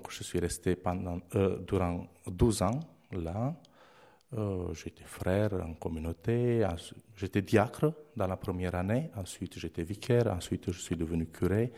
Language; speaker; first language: French; non-native, fluent; Romanian